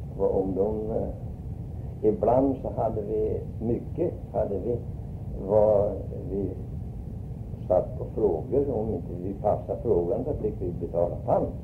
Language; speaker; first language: Swedish; early bilingual, heritage; Swedish